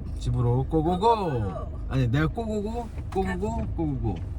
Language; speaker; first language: Korean; native; Korean